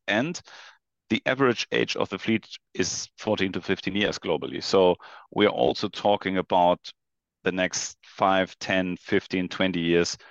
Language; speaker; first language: English; non-native, fluent; German